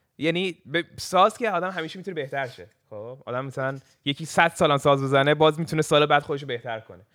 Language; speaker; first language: Persian; early bilingual, heritage; Persian